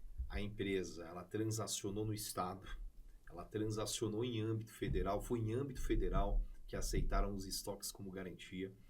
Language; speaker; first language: Portuguese; native; Portuguese